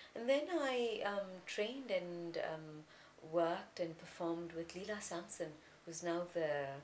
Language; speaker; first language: English; non-native, local second language; Tamil